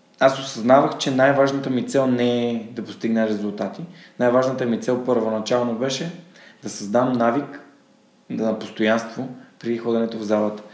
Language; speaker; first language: Bulgarian; native; Bulgarian